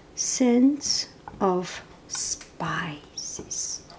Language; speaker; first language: English; non-native, fluent; Chinese